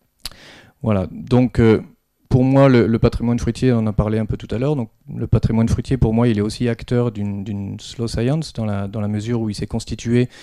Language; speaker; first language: French; native; French